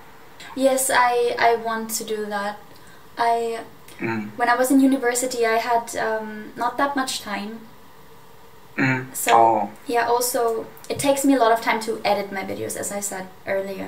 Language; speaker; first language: English; non-native, fluent; German